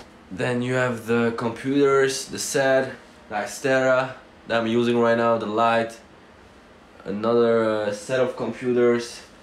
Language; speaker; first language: English; non-native, fluent; Slovak